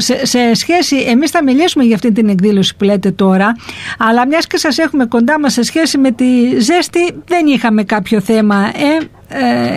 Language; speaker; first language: Greek; native; Greek